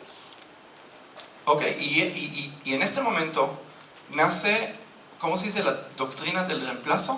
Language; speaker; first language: Spanish; non-native, fluent; Hebrew